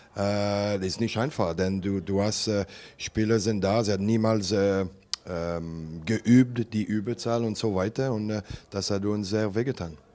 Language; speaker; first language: German; non-native, learner; French